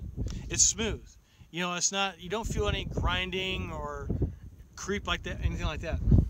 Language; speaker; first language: English; native; English